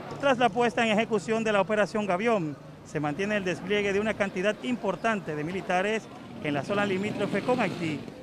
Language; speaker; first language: Spanish; native; Spanish